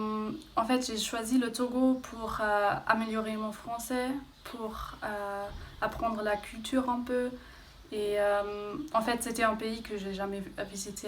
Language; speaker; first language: French; non-native, fluent; German